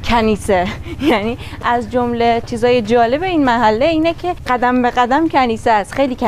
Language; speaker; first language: Persian; native; Persian